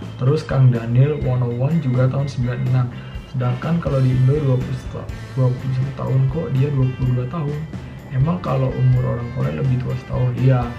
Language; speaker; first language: Indonesian; native; Indonesian